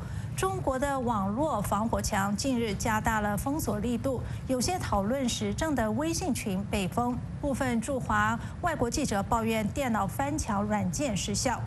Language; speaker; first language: Chinese; native; Chinese